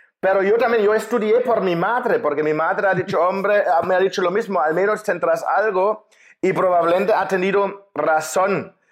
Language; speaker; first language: Spanish; non-native, fluent; German